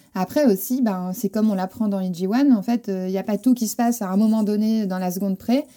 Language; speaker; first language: French; non-native, fluent; Spanish